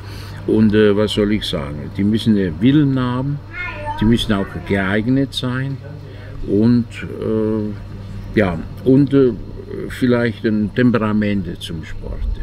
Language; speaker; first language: German; non-native, fluent; Italian